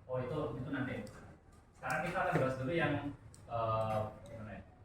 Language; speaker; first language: Indonesian; native; Indonesian